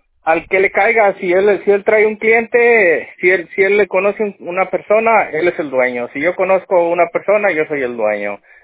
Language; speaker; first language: Spanish; native; Spanish